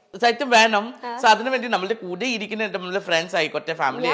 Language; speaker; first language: Malayalam; non-native, fluent; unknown